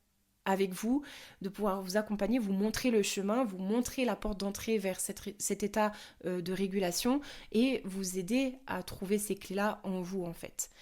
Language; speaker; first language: French; native; French